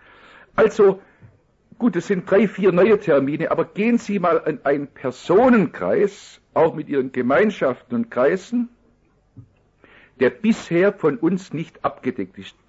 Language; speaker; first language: German; native; German